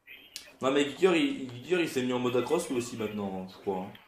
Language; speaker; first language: French; native; French